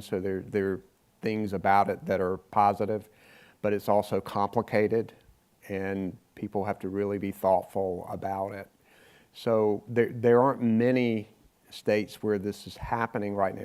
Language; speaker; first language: English; native; English